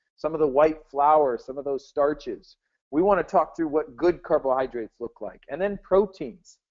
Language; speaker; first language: English; native; English